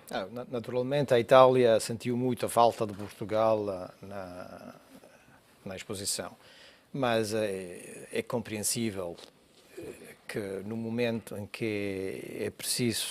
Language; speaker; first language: Portuguese; non-native, fluent; Italian